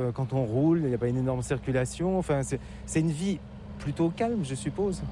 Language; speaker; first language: French; native; French